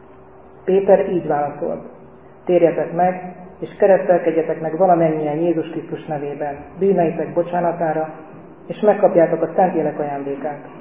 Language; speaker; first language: Hungarian; native; Hungarian